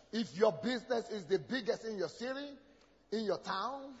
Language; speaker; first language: English; non-native, local second language; Yoruba